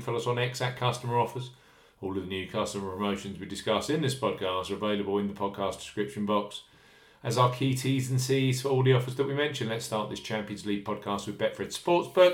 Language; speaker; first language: English; native; English